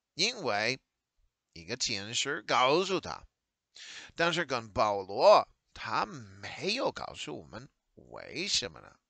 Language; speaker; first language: Chinese; non-native, learner; English